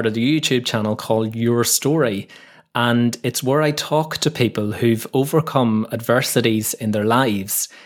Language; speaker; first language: English; native; English